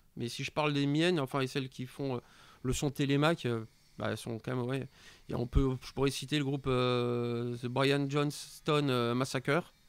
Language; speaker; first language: French; native; French